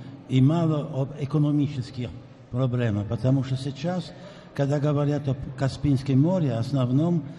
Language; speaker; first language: Russian; non-native, fluent; French